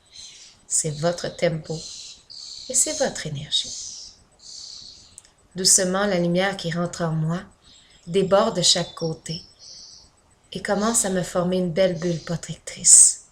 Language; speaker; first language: French; native; French